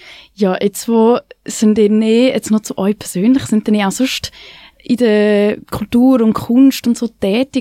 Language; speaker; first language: German; native; German